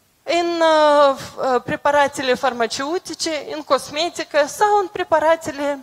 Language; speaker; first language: Romanian; non-native, local second language; Russian